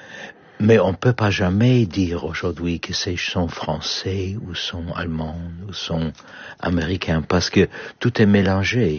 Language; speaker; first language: French; non-native, fluent; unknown